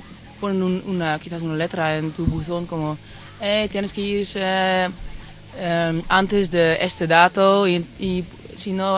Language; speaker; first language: Spanish; non-native, fluent; Dutch